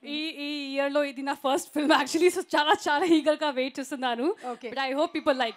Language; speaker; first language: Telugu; non-native, learner; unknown